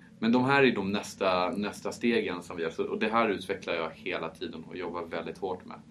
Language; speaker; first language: Swedish; early bilingual, heritage; Swedish